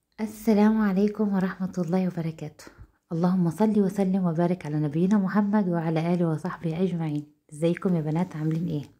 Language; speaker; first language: Arabic; native; Arabic